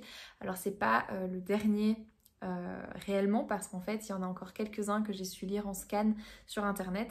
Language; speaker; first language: French; native; French